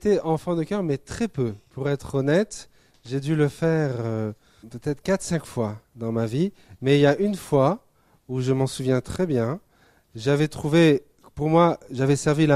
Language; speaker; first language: French; native; French